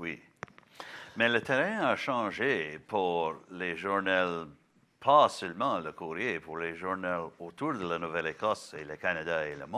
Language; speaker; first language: French; non-native, local second language; English